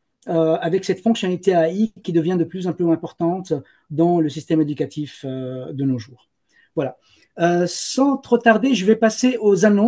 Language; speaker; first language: French; native; French